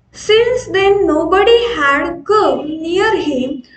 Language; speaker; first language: English; non-native, local second language; Marathi